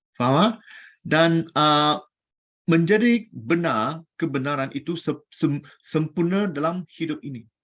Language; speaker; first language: Malay; non-native, local second language; Chinese